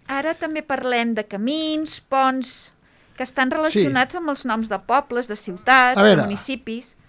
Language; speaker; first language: Catalan; native; Catalan